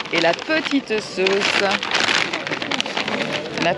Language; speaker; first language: French; native; French